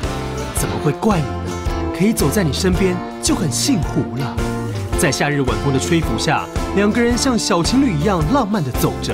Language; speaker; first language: Chinese; native; Chinese